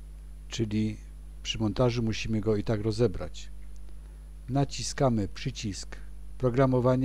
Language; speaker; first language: Polish; native; Polish